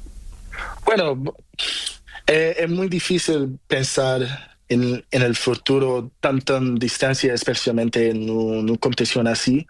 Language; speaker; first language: Spanish; non-native, learner; Portuguese